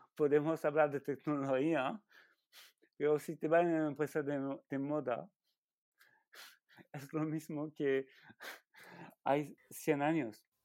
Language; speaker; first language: Spanish; non-native, learner; French